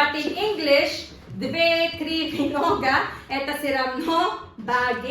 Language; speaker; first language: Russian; non-native, learner; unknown